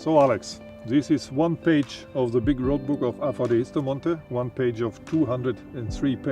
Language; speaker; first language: English; non-native, fluent; German